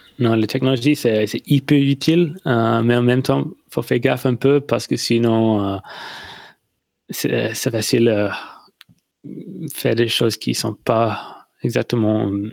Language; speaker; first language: French; non-native, learner; English